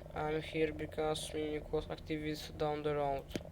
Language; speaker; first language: English; non-native, learner; Polish